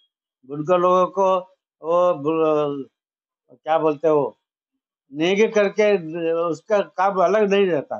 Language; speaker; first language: Hindi; non-native, local second language; Kannada